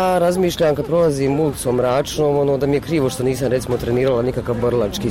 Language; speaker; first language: Serbian; native; Serbian